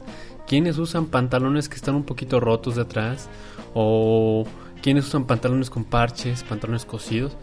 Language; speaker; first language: Spanish; native; Spanish